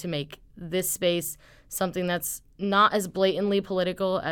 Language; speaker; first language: English; native; English